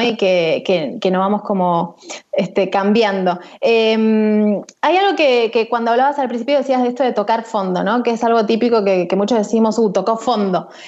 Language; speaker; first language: Spanish; native; Spanish